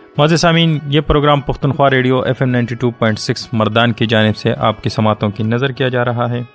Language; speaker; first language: Urdu; non-native, local second language; Pashto